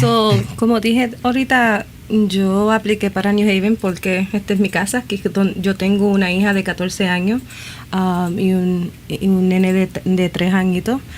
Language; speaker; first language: Spanish; early bilingual, other home language; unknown